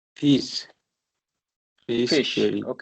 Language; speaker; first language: English; non-native, learner; Bangla